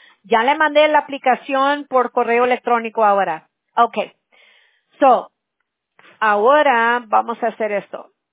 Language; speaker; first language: Spanish; early bilingual, heritage; Spanish